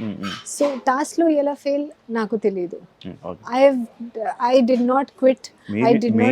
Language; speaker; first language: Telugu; non-native, learner; Hindi